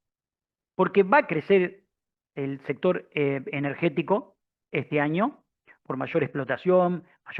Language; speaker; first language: Spanish; native; Spanish